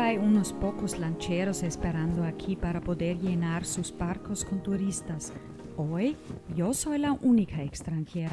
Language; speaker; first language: Spanish; non-native, fluent; German